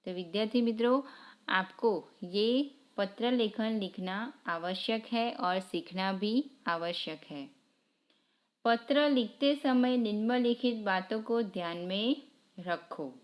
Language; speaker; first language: Hindi; non-native, local second language; Gujarati